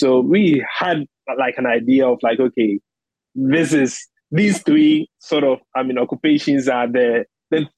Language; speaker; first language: English; non-native, local second language; Akan